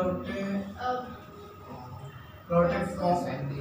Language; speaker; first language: German; non-native, learner; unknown